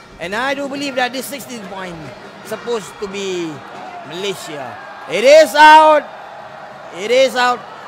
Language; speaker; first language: English; non-native, local second language; Malay